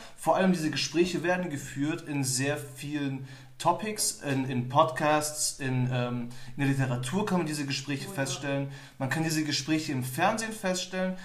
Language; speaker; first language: German; early bilingual, other home language; Turkish